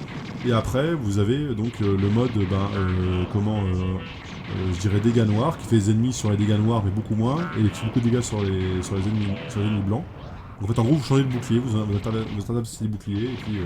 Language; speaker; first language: French; native; French